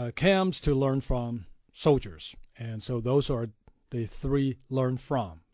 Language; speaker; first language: English; non-native, fluent; Chinese